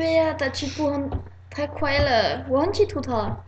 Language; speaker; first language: Chinese; non-native, learner; French